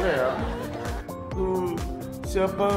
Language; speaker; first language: Indonesian; non-native, fluent; Japanese